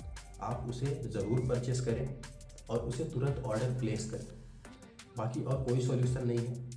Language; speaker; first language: Hindi; native; Hindi